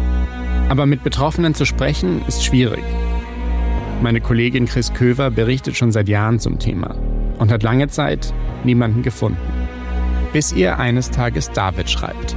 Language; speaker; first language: German; native; German